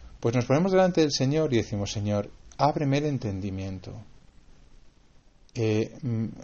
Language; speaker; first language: Spanish; native; Spanish